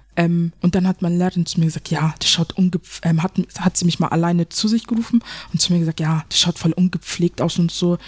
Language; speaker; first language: German; early bilingual, other home language; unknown